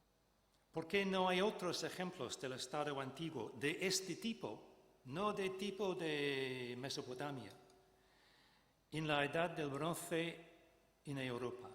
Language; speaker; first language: Spanish; non-native, fluent; English